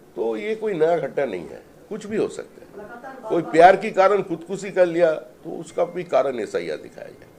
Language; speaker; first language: Hindi; non-native, local second language; Bangla